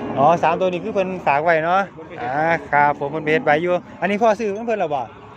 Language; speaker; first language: Thai; native; Thai